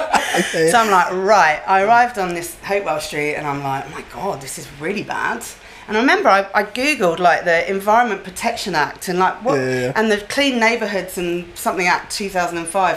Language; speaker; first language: English; native; English